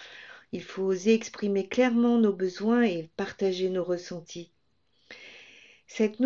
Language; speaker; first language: French; native; French